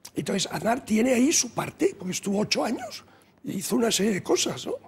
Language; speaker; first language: Spanish; native; Spanish